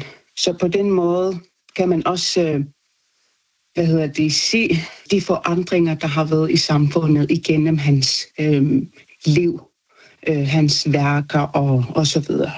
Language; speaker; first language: Danish; non-native, local second language; Kalaallisut